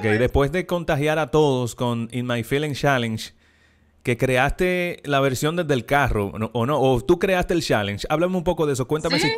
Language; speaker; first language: Spanish; native; Spanish